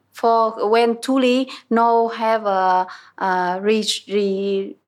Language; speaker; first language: English; non-native, learner; Vietnamese